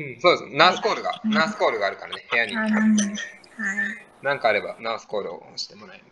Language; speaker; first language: Japanese; native; Japanese